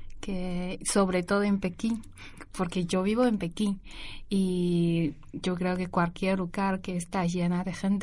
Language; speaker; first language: Spanish; non-native, learner; Chinese